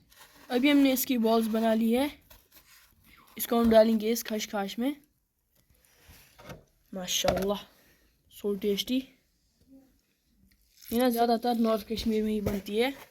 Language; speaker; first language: Hindi; non-native, local second language; Kashmiri